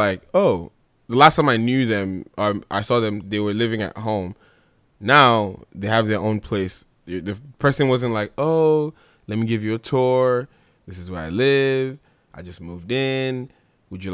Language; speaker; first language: English; native; English